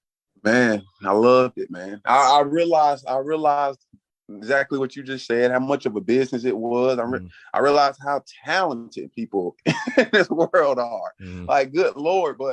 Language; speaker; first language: English; native; English